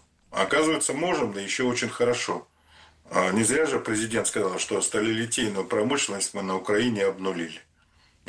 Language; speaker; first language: Russian; native; Russian